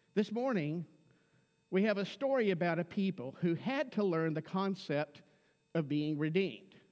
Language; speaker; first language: English; native; English